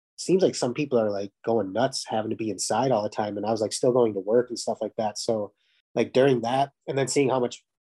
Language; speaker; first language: English; native; English